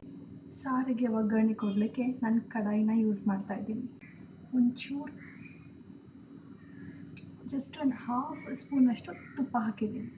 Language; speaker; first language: Kannada; native; Kannada